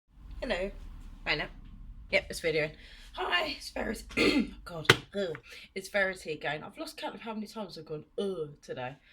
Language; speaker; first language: English; native; English